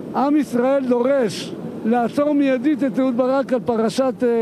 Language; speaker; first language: Hebrew; native; Hebrew